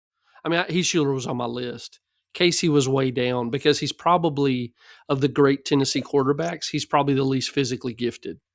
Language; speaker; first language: English; native; English